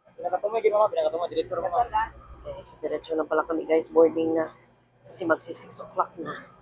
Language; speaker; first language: Filipino; non-native, local second language; Cebuano